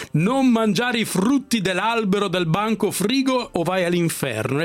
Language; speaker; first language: Italian; native; Italian